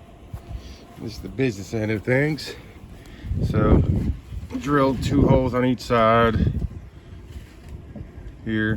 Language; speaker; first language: English; native; English